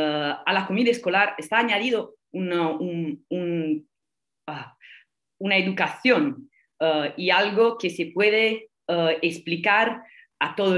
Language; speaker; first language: Spanish; non-native, fluent; Italian